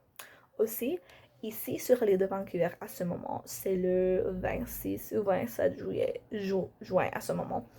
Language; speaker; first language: French; non-native, learner; English